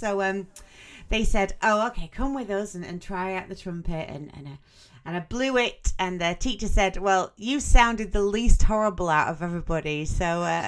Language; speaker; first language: English; native; English